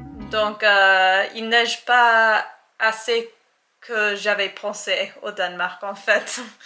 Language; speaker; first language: French; non-native, fluent; English